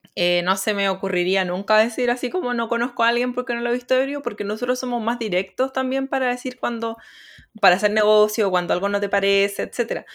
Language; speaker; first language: Spanish; native; Spanish